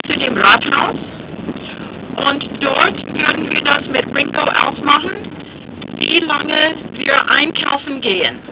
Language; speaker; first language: German; non-native, fluent; English